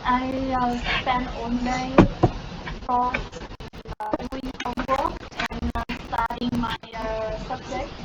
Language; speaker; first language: English; non-native, learner; Vietnamese